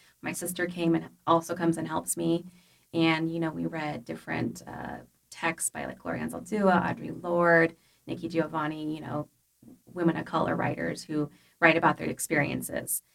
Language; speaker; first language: English; early bilingual, other home language; Spanish